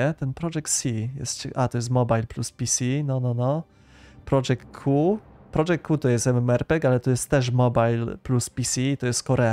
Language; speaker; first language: Polish; native; Polish